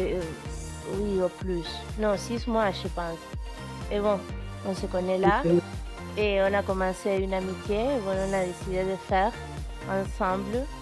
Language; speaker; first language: French; non-native, fluent; Spanish